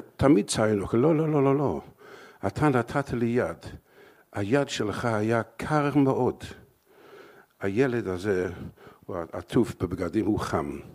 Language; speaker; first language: Hebrew; non-native, fluent; English